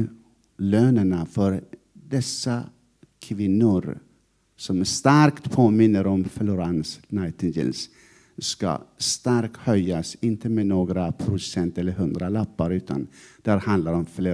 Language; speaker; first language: Swedish; non-native, fluent; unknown